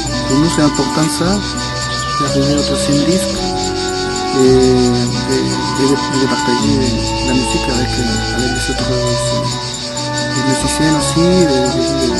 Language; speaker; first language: French; non-native, learner; Spanish